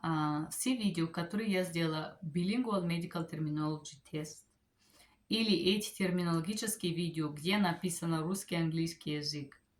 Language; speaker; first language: Russian; non-native, fluent; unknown